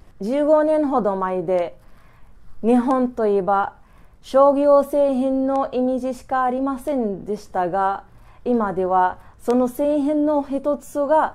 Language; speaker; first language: Japanese; non-native, learner; Arabic